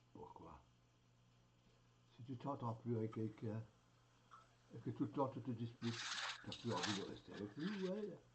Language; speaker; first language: French; native; French